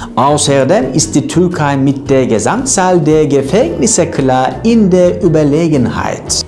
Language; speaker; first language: German; non-native, learner; Turkish